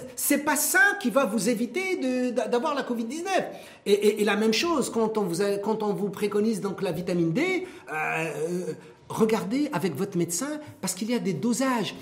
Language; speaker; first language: French; non-native, local second language; Arabic